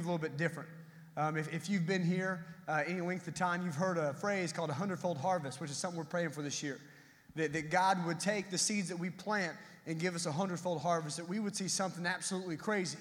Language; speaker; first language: English; native; English